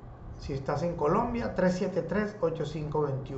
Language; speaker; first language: Spanish; native; Spanish